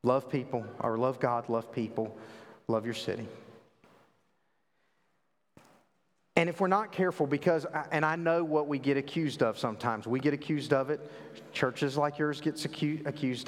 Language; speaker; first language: English; native; English